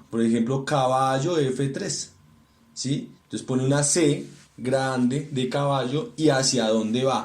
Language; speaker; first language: Spanish; native; Spanish